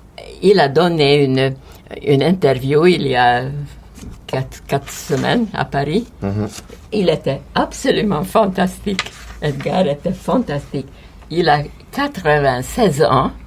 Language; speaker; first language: French; non-native, fluent; Hungarian